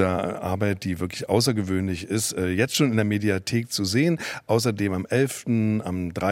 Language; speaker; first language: German; native; German